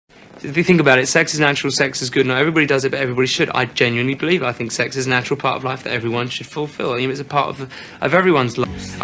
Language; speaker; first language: English; native; English